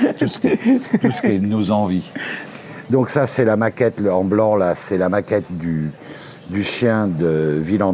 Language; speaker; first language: French; native; French